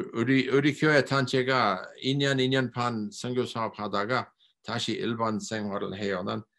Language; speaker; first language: Korean; non-native, fluent; English